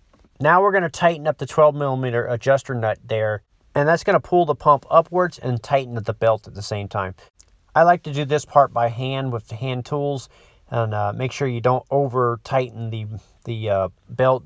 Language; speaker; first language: English; native; English